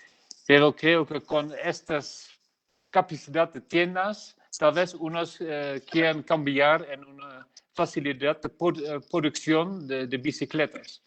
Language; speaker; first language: Spanish; non-native, learner; Dutch